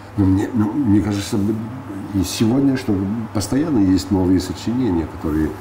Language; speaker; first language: Russian; non-native, fluent; French